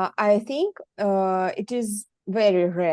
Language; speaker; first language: English; non-native, learner; Russian